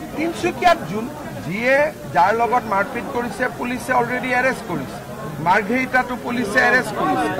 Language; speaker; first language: Assamese; native; Assamese